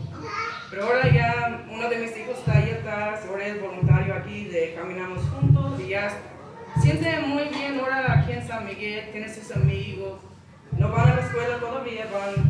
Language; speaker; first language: Spanish; non-native, learner; English